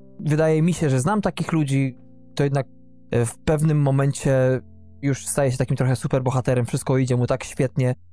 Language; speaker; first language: Polish; native; Polish